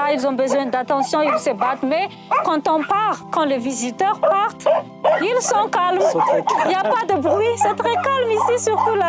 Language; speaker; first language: French; non-native, local second language; Malagasy